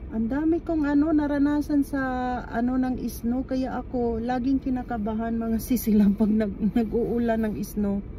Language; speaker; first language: Filipino; non-native, local second language; Cebuano